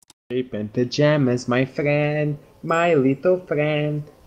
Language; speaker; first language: English; non-native, learner; Portuguese